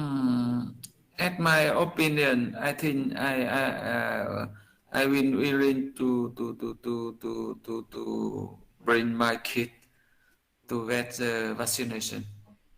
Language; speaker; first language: English; non-native, learner; Vietnamese